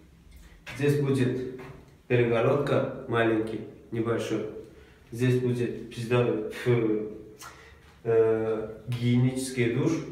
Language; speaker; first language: Russian; non-native, local second language; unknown